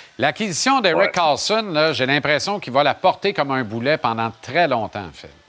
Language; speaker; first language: French; native; French